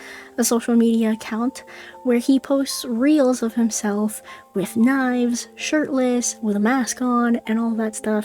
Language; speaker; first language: English; native; English